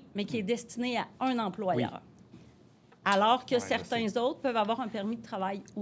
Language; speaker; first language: French; native; French